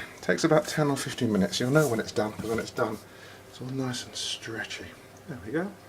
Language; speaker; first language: English; native; English